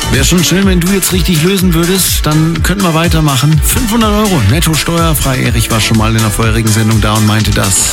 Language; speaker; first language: German; native; German